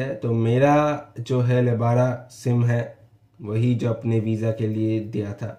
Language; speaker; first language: Hindi; native; Hindi